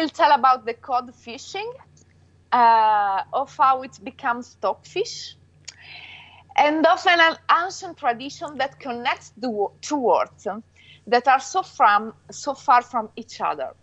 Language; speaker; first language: English; non-native, fluent; Italian